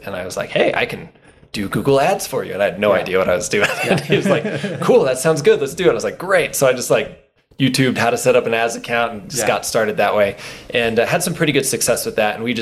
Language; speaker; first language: English; native; English